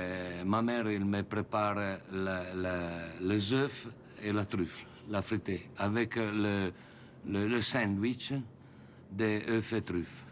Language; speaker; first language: French; non-native, learner; Italian